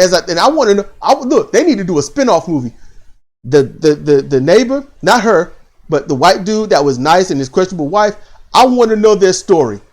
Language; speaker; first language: English; native; English